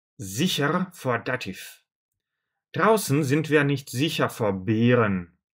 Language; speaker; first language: German; non-native, fluent; Russian